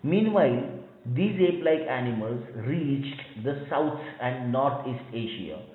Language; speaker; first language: English; non-native, local second language; Marathi